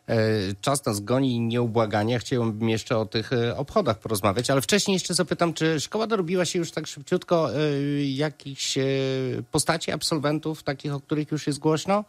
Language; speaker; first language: Polish; native; Polish